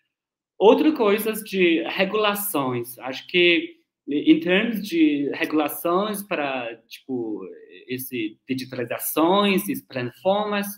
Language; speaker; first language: Portuguese; non-native, learner; Chinese